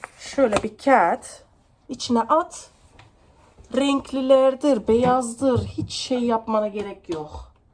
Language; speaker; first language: Turkish; early bilingual, heritage; Turkish